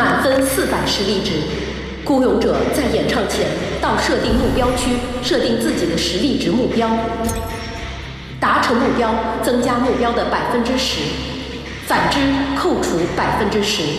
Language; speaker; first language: Chinese; native; Chinese